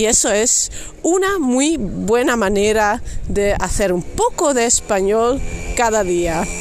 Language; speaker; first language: Spanish; non-native, fluent; Dutch